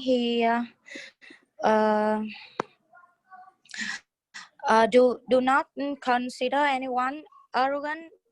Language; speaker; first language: English; non-native, learner; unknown